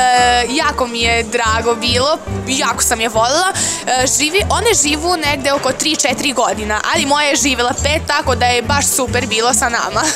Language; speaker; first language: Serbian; early bilingual, heritage; Serbian